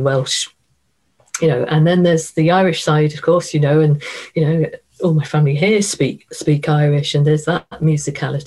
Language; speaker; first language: English; native; English